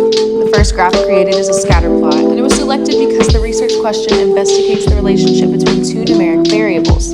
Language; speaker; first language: English; native; English